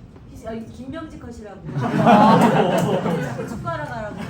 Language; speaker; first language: Korean; native; Korean